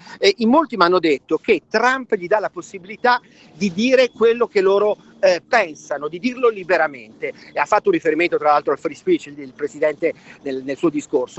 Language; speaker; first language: Italian; native; Italian